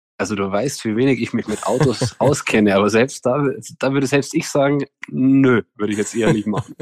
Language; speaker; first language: German; native; German